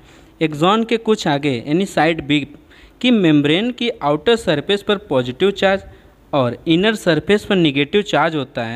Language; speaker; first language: Hindi; native; Hindi